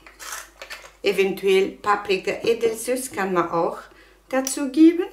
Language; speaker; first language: German; non-native, fluent; Russian